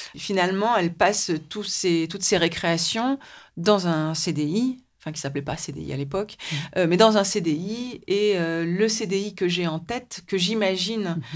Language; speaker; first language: French; native; French